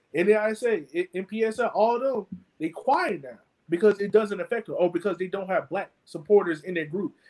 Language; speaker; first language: English; native; English